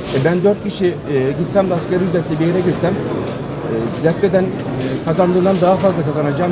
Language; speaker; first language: Turkish; native; Turkish